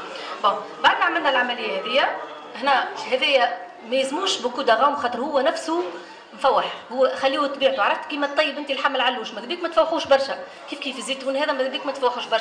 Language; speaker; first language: Arabic; native; Arabic